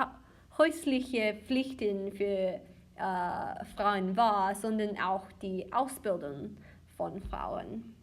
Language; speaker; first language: German; non-native, learner; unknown